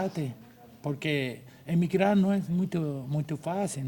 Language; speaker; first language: Portuguese; non-native, learner; Spanish